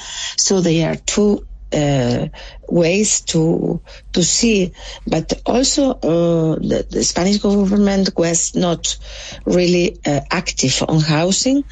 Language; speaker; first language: English; non-native, local second language; Spanish